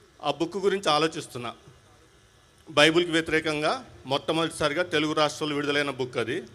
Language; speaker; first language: Telugu; non-native, local second language; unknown